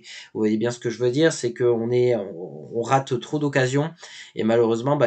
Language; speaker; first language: French; native; French